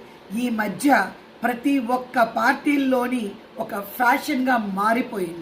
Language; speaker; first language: Telugu; native; Telugu